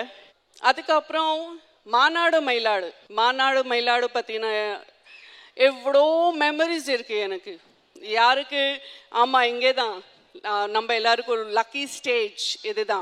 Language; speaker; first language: Tamil; non-native, local second language; Gujarati